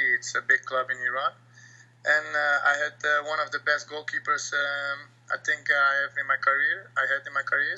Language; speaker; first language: English; non-native, fluent; Dutch